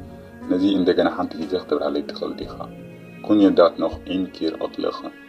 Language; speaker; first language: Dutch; non-native, learner; Tigrinya